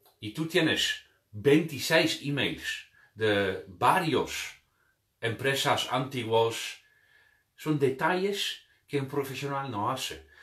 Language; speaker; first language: Spanish; non-native, fluent; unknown